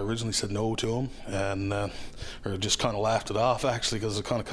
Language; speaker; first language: English; native; English